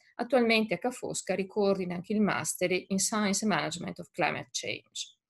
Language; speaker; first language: Italian; native; Italian